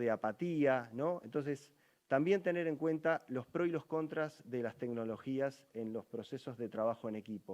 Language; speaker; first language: Spanish; native; Spanish